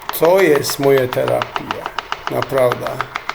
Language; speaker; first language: Polish; non-native, learner; Turkish